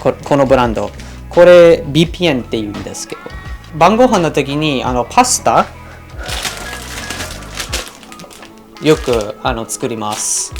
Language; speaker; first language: Japanese; non-native, fluent; English